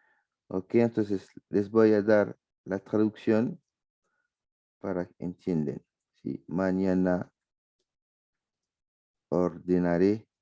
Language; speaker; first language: Spanish; non-native, fluent; French